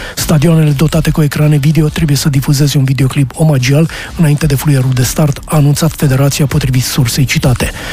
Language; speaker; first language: Romanian; native; Romanian